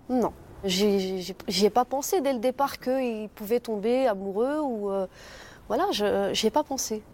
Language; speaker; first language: French; early bilingual, other home language; Kurdish